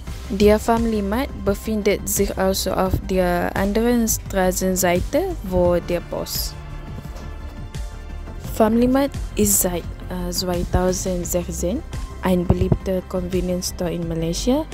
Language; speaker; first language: German; non-native, learner; Malay